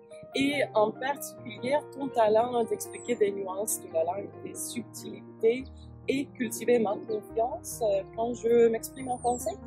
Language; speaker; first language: French; non-native, fluent; English